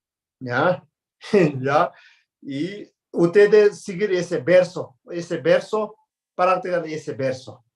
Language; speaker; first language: Spanish; non-native, learner; Tibetan